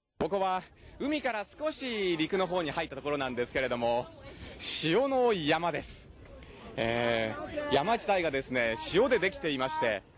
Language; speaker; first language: Japanese; native; Japanese